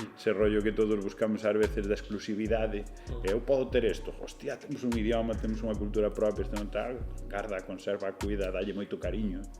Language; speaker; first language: Galician; native; Galician